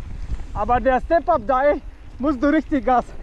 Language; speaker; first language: German; non-native, fluent; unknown